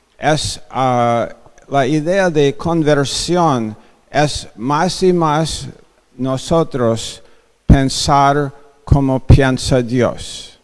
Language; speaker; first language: Spanish; non-native, fluent; English